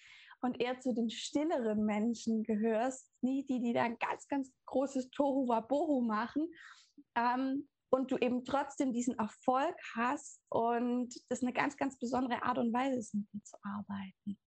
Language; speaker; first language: German; native; German